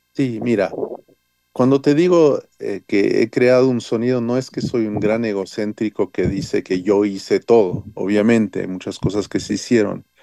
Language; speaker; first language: Spanish; early bilingual, heritage; French